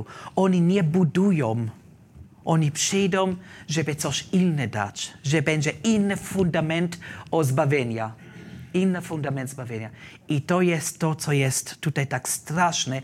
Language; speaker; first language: Polish; non-native, learner; German